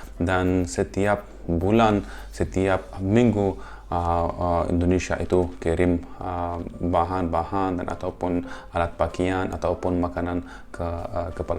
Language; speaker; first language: Indonesian; non-native, fluent; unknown